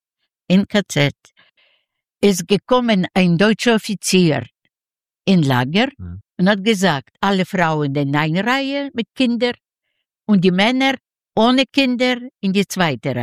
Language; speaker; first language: German; non-native, learner; Yiddish